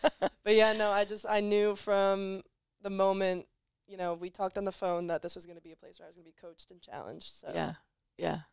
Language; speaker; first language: English; native; English